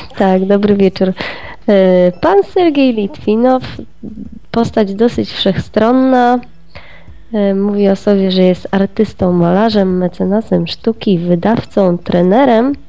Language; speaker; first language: Polish; native; Polish